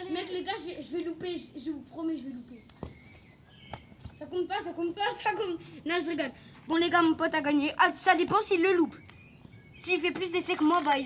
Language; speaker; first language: French; native; French